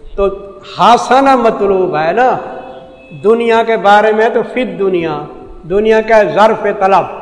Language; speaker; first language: Urdu; non-native, local second language; Saraiki